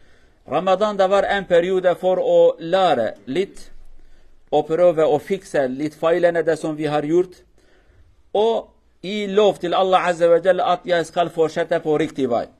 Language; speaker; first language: Norwegian; non-native, fluent; Kurdish